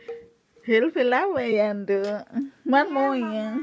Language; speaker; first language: Dutch; non-native, learner; Indonesian